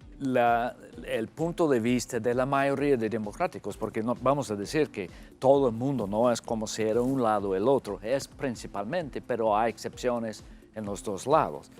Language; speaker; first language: Spanish; non-native, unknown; English